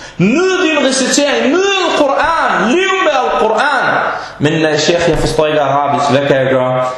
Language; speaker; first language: Danish; non-native, fluent; Arabic